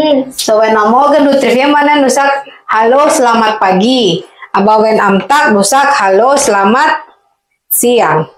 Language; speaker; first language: German; non-native, learner; Indonesian